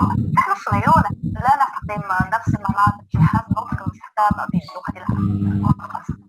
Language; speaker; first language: Arabic; non-native, fluent; Chinese